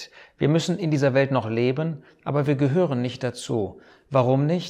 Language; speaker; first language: German; native; German